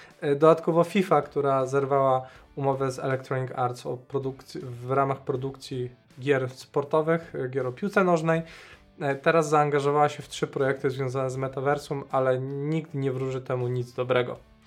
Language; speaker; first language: Polish; native; Polish